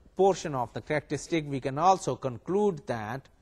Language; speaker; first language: English; non-native, local second language; Urdu